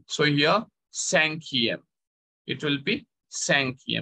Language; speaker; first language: French; non-native, fluent; Bangla